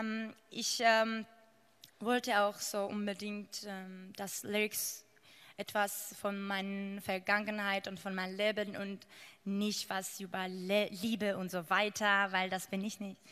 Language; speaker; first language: German; non-native, fluent; Georgian